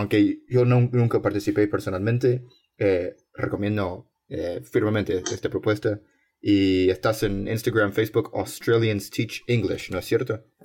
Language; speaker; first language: Spanish; non-native, fluent; English